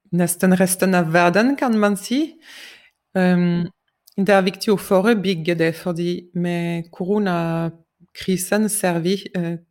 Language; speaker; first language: Norwegian; non-native, fluent; French